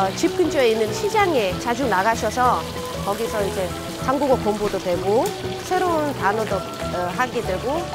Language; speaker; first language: Korean; non-native, fluent; Russian